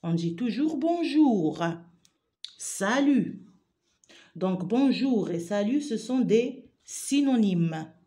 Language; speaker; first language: French; non-native, local second language; Arabic